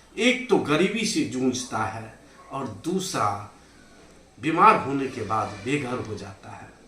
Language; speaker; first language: Hindi; native; Hindi